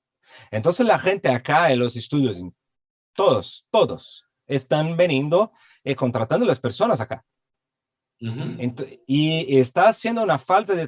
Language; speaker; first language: Spanish; non-native, fluent; Portuguese